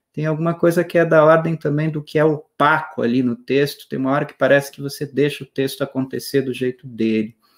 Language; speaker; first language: Portuguese; native; Portuguese